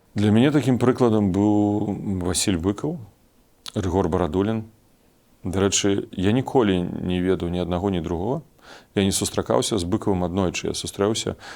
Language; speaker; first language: Belarusian; non-native, local second language; Russian